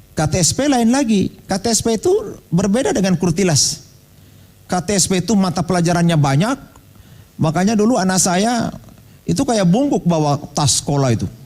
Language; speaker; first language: Indonesian; non-native, local second language; Buginese